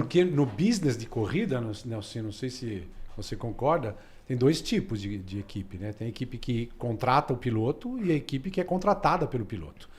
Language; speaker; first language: Portuguese; native; Portuguese